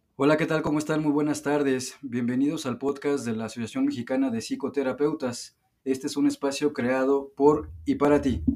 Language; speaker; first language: Spanish; native; Spanish